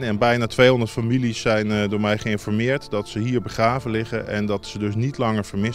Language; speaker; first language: Dutch; native; Dutch